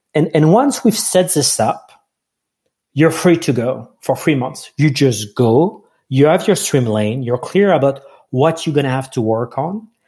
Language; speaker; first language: English; non-native, fluent; French